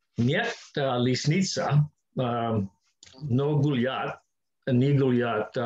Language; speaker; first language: Russian; non-native, learner; English